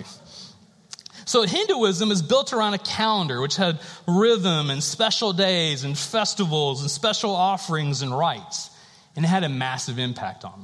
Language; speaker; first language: English; native; English